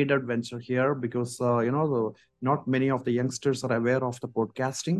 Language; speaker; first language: English; non-native, local second language; Malayalam